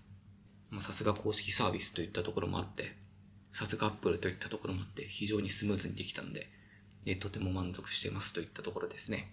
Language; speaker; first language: Japanese; native; Japanese